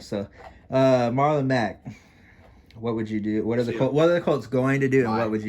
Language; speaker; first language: English; native; English